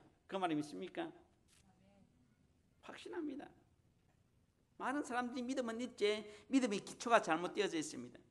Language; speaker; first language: Korean; native; Korean